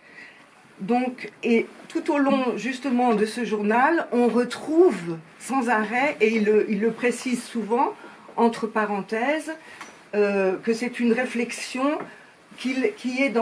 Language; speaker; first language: French; native; French